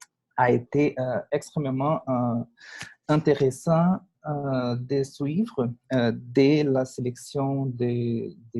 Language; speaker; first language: French; non-native, fluent; Portuguese